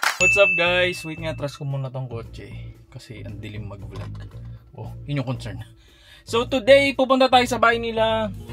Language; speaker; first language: Filipino; native; Filipino